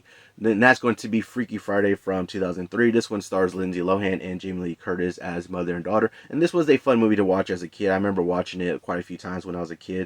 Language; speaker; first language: English; native; English